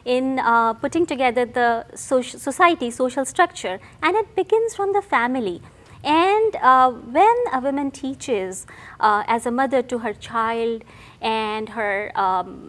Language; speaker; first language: English; non-native, local second language; Hindi